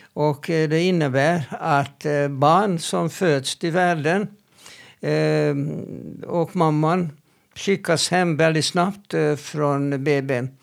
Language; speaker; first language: Swedish; non-native, fluent; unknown